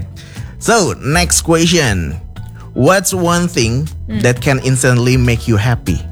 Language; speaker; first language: English; non-native, fluent; Indonesian